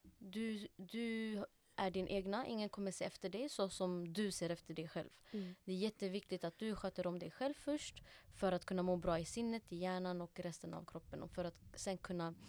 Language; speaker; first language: Swedish; early bilingual, other home language; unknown